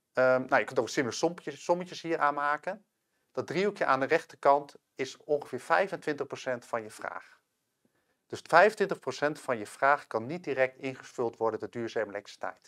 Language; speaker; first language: Dutch; native; Dutch